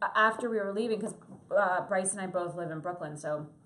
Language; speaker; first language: English; native; English